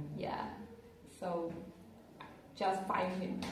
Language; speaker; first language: English; non-native, learner; Chinese